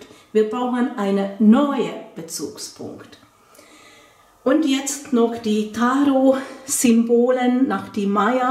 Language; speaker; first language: German; non-native, fluent; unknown